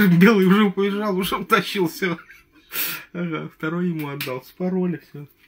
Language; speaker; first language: Russian; native; Russian